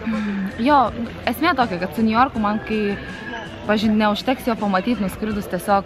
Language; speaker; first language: Lithuanian; native; Lithuanian